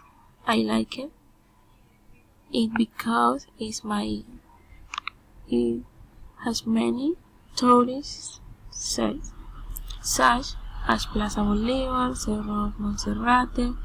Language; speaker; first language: English; non-native, learner; Spanish